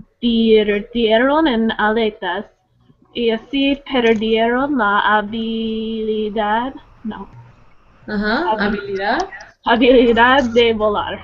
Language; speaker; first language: Spanish; non-native, learner; English